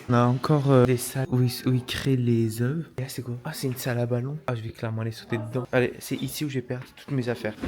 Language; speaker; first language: French; native; French